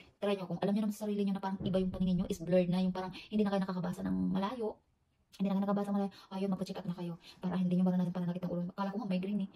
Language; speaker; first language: Filipino; native; Filipino